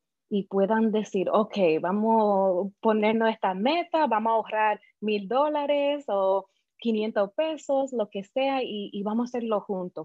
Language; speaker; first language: Spanish; native; Spanish